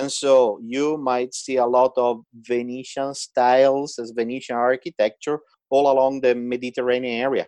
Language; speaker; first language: English; non-native, fluent; Italian